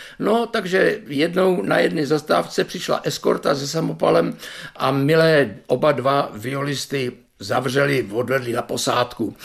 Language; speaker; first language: Czech; native; Czech